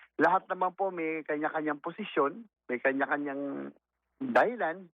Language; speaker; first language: Filipino; native; Filipino